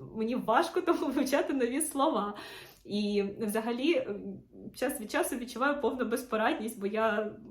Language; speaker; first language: Ukrainian; non-native, local second language; Russian